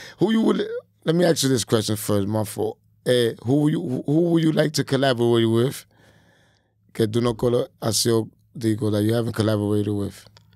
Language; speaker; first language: English; early bilingual, other home language; Spanish